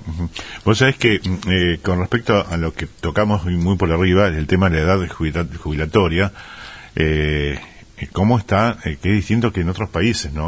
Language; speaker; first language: Spanish; native; Spanish